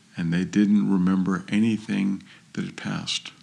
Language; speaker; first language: English; native; English